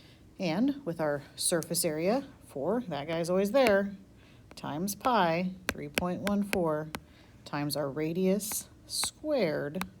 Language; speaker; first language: English; native; English